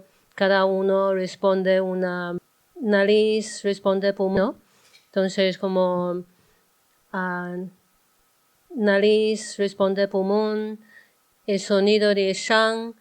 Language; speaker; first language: Spanish; non-native, learner; Chinese